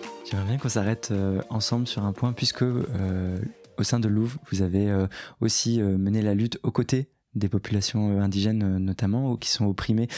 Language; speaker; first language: French; native; French